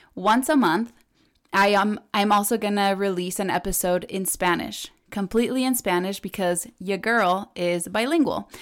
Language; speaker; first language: English; early bilingual, other home language; Spanish